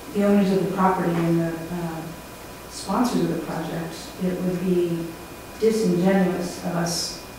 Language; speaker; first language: English; native; English